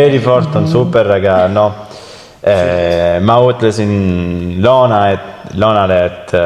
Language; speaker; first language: Estonian; non-native, learner; Italian